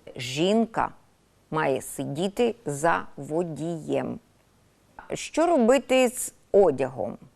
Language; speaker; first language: Ukrainian; native; Ukrainian